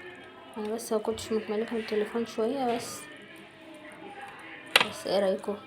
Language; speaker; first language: Arabic; native; Arabic